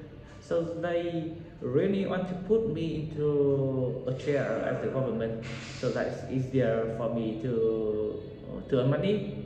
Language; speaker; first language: English; non-native, learner; Vietnamese